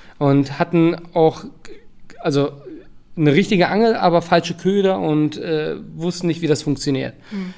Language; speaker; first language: German; early bilingual, other home language; Turkish